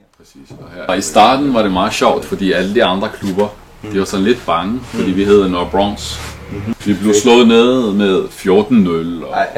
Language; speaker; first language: Danish; non-native, fluent; Arabic